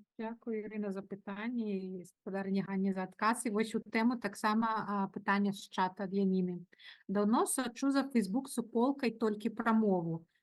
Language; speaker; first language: Belarusian; non-native, local second language; Russian